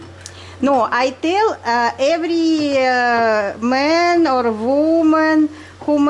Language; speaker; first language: English; non-native, learner; Russian